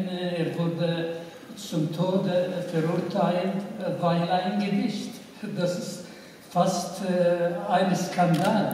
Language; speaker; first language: German; non-native, fluent; Arabic